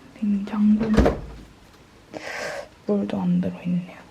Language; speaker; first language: Korean; native; Korean